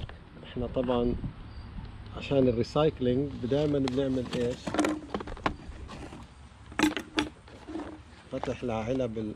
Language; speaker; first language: Arabic; native; Arabic